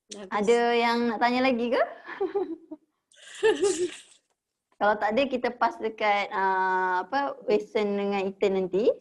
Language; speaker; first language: Malay; native; Malay